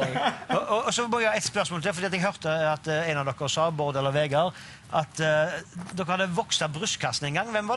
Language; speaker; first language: Norwegian; native; Norwegian